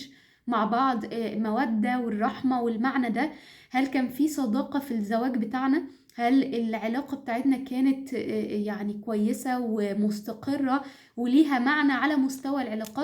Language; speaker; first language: Arabic; native; Arabic